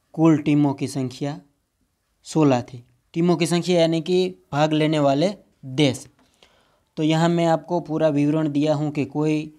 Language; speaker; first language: Hindi; non-native, local second language; Gujarati